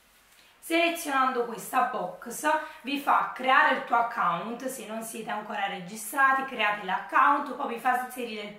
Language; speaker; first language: Italian; native; Italian